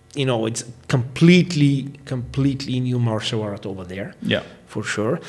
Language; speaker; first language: English; non-native, fluent; Bulgarian